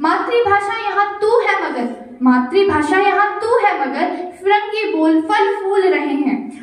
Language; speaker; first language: Hindi; native; Hindi